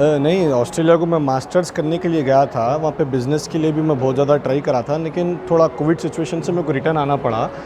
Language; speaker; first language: Hindi; non-native, local second language; Urdu